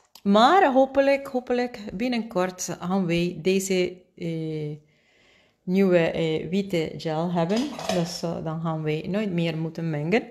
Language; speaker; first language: Dutch; non-native, fluent; Spanish